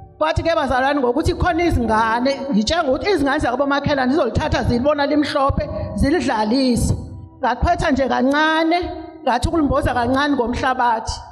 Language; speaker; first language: Zulu; native; Zulu